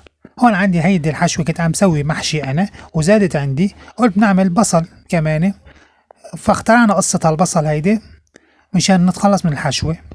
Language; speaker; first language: Arabic; native; Arabic